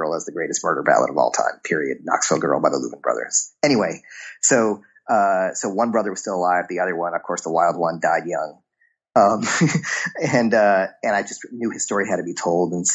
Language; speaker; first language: English; native; English